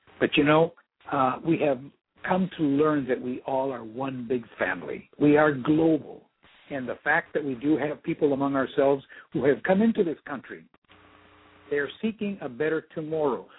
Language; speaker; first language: English; early bilingual, other home language; Spanish